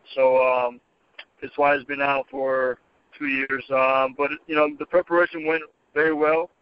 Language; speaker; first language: English; native; English